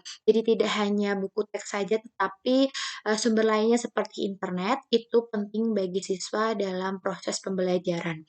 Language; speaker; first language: Indonesian; native; Indonesian